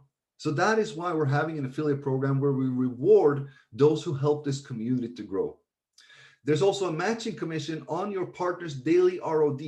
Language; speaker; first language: English; non-native, fluent; Swedish